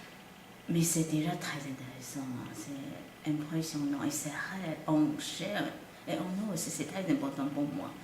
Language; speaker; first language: French; non-native, fluent; Chinese